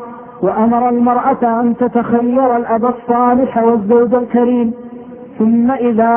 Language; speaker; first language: Arabic; native; Arabic